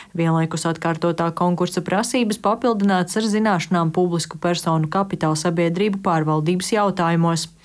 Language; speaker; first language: Latvian; native; Latvian